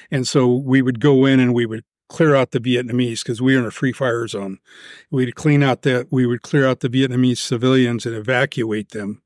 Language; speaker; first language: English; native; English